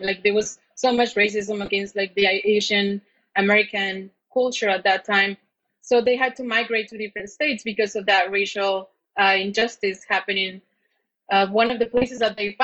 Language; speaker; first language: English; non-native, fluent; Spanish